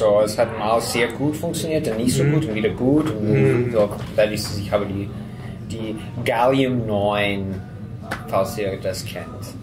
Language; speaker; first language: German; non-native, fluent; English